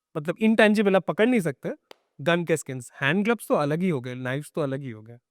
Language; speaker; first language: Hindi; non-native, local second language; Bangla